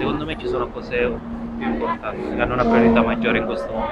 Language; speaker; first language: Italian; native; Italian